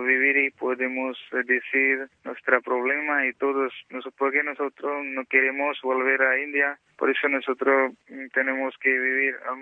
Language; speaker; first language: Spanish; non-native, learner; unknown